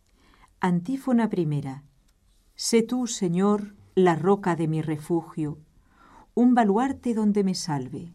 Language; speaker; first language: Spanish; native; Spanish